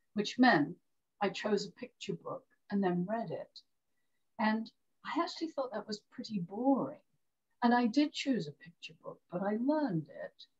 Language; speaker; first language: English; native; English